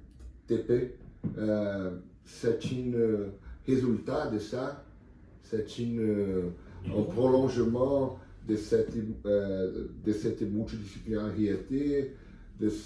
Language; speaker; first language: French; non-native, learner; Portuguese